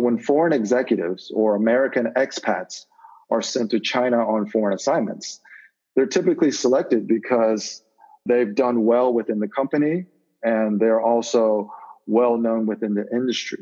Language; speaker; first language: English; native; English